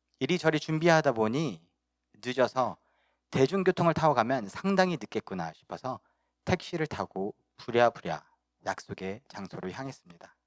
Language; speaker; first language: Korean; early bilingual, heritage; Korean